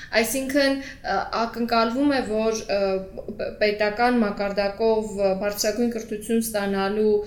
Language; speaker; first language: Armenian; early bilingual, heritage; Armenian